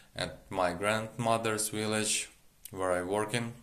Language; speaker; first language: English; non-native, learner; Ukrainian